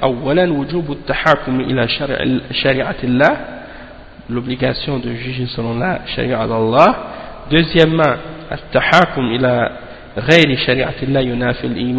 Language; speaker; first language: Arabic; non-native, fluent; French